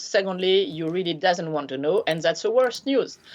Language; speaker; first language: English; non-native, fluent; French